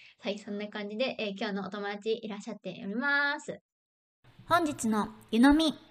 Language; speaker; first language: Japanese; native; Japanese